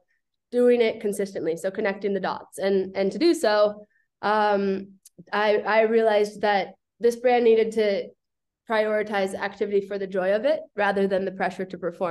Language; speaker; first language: English; native; English